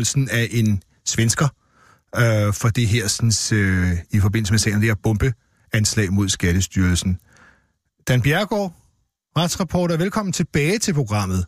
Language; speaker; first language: Danish; native; Danish